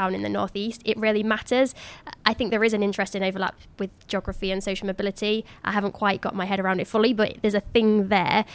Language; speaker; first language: English; native; English